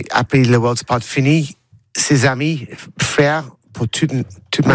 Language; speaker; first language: French; non-native, learner; English